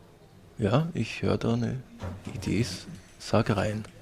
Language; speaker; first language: German; native; German